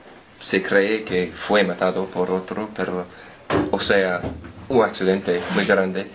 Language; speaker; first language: Spanish; non-native, learner; English